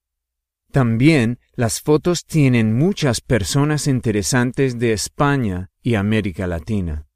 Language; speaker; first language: Spanish; non-native, fluent; English